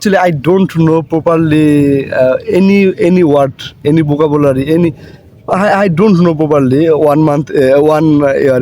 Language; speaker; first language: English; non-native, learner; Bangla